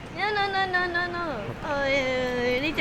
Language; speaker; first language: English; non-native, learner; Japanese